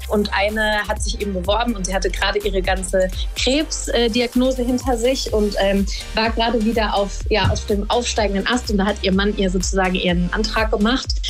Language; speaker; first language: German; native; German